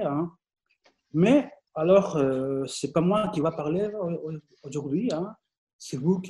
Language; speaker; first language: French; non-native, fluent; Spanish